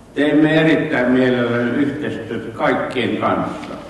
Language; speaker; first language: Finnish; native; Finnish